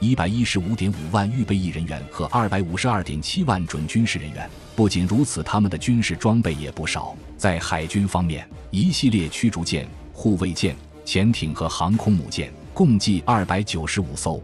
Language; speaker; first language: Chinese; native; Chinese